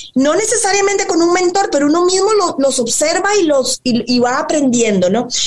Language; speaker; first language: Spanish; native; Spanish